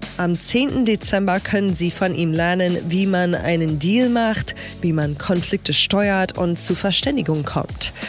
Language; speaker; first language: German; non-native, fluent; English